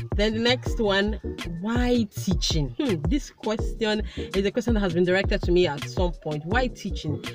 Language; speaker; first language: English; non-native, local second language; Igbo